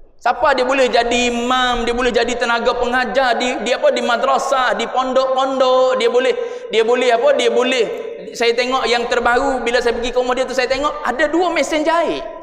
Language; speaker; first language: Malay; native; Malay